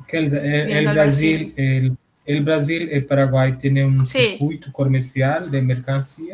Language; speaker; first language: Spanish; non-native, fluent; Portuguese